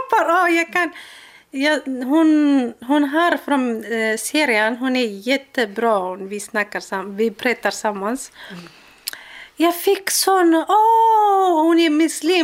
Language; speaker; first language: Swedish; non-native, learner; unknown